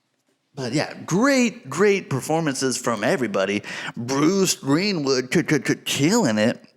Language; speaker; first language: English; native; English